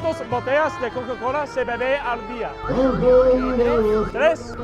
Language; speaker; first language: Spanish; non-native, learner; English